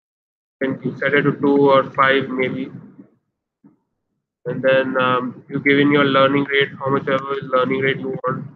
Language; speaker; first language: English; non-native, local second language; Hindi